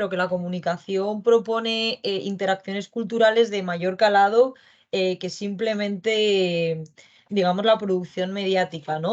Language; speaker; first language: Spanish; native; Spanish